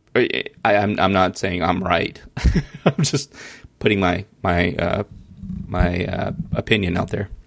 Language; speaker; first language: English; native; English